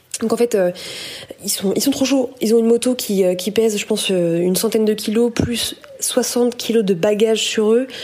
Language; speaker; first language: French; native; French